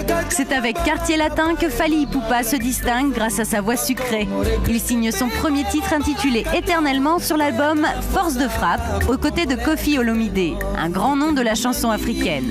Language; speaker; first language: French; native; French